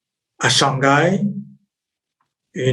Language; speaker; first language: French; non-native, fluent; Chinese